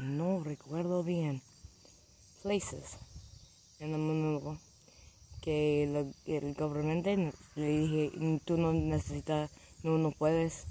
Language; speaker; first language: Spanish; non-native, learner; English